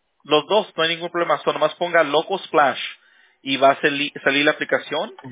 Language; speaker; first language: Spanish; early bilingual, heritage; Spanish